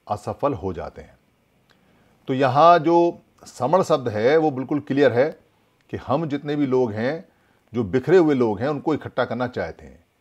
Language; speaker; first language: Hindi; native; Hindi